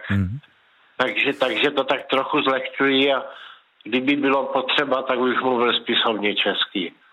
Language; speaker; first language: Czech; native; Czech